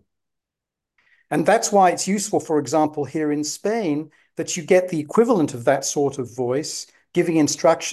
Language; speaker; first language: English; native; English